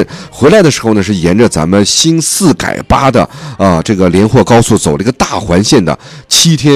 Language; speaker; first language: Chinese; native; Chinese